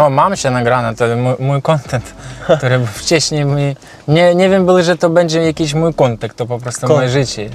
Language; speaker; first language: Polish; non-native, learner; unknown